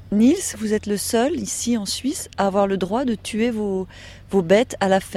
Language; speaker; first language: French; native; French